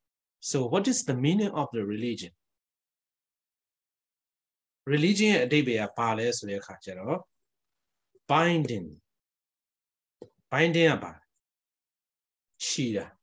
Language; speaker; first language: English; non-native, fluent; Burmese